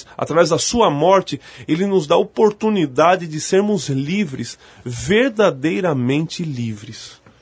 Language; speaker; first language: Portuguese; native; Portuguese